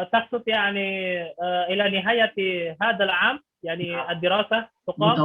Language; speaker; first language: Arabic; non-native, fluent; Indonesian